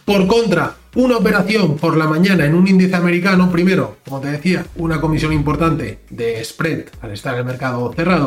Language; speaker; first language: Spanish; native; Spanish